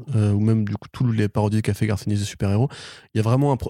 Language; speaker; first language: French; native; French